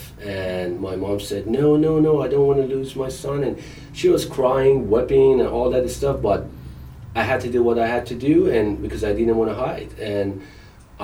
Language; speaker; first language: English; non-native, fluent; Persian